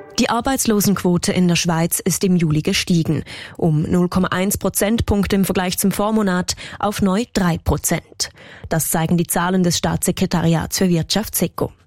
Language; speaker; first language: German; native; German